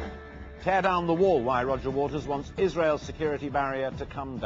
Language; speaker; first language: English; native; English